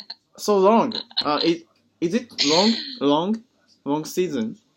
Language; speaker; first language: English; non-native, learner; Japanese